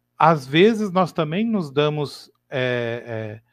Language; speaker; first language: Portuguese; native; Portuguese